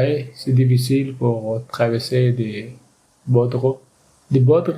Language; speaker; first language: French; non-native, learner; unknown